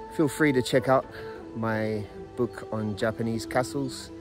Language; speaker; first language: English; native; English